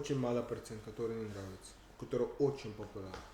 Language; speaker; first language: Russian; non-native, learner; English